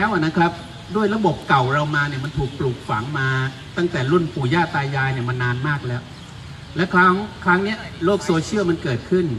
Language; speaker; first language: Thai; native; Thai